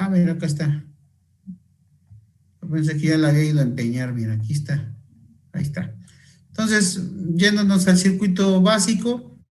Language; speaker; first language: Spanish; native; Spanish